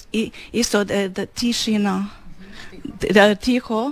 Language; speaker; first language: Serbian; non-native, learner; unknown